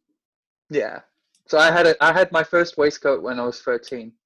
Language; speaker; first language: English; non-native, fluent; Danish